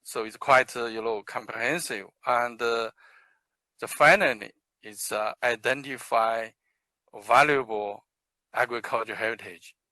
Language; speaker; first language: English; non-native, fluent; Chinese